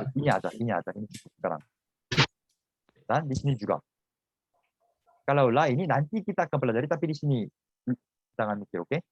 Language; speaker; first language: Indonesian; non-native, fluent; Korean